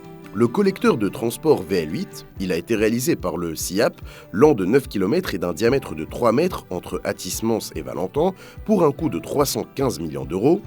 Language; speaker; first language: French; native; French